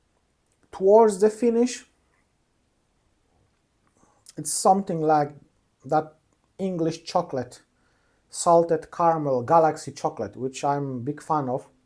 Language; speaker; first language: English; non-native, fluent; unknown